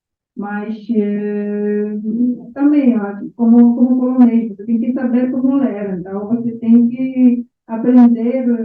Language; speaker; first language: Portuguese; non-native, learner; Polish